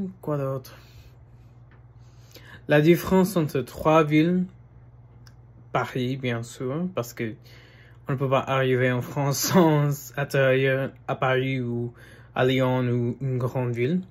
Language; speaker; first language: French; non-native, fluent; English